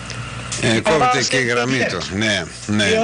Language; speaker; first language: Greek; native; Greek